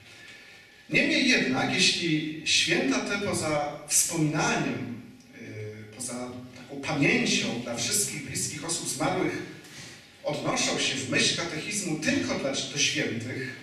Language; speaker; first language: Polish; native; Polish